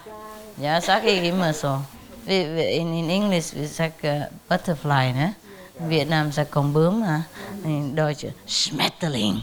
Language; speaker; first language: German; non-native, learner; Vietnamese